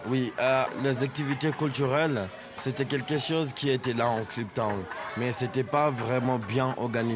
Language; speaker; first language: French; non-native, fluent; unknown